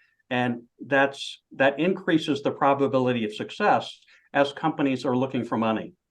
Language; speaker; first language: English; native; English